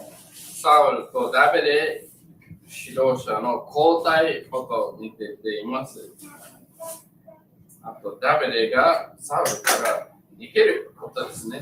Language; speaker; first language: Japanese; non-native, learner; English